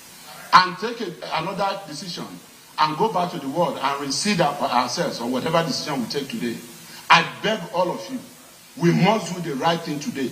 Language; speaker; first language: English; non-native, local second language; Yoruba